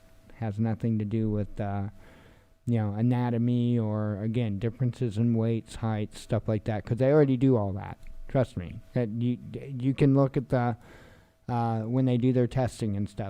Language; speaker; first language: English; native; English